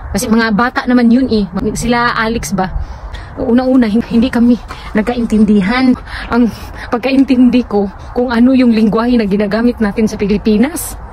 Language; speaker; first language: Filipino; non-native, local second language; Cebuano